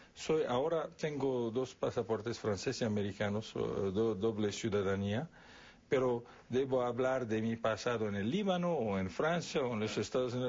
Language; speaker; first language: Spanish; non-native, fluent; Arabic